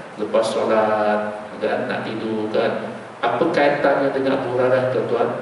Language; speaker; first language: Malay; native; Malay